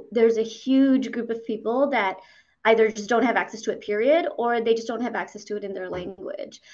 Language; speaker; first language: English; early bilingual, other home language; Spanish